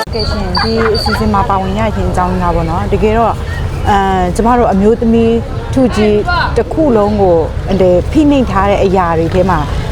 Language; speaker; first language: Burmese; non-native, local second language; Kachin